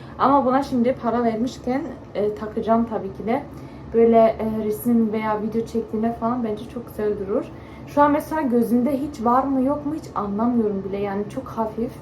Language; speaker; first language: Turkish; early bilingual, heritage; Turkish